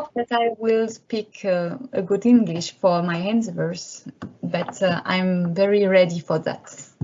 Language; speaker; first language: English; non-native, learner; French